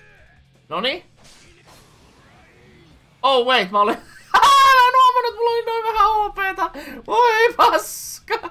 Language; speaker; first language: Finnish; native; Finnish